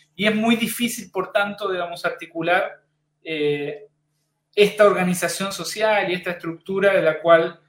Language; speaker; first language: Spanish; native; Spanish